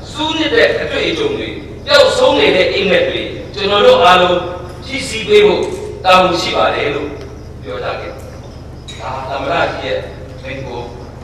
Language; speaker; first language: Burmese; non-native, local second language; Kachin